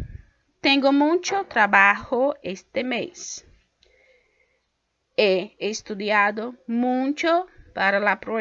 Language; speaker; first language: Spanish; non-native, local second language; Portuguese